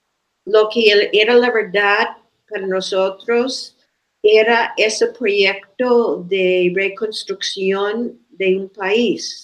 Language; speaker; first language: Spanish; non-native, fluent; English